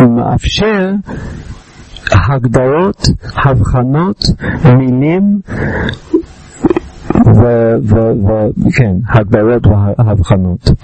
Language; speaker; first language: Hebrew; non-native, fluent; English